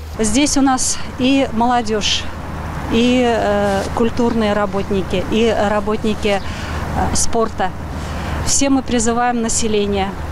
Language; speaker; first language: Russian; native; Russian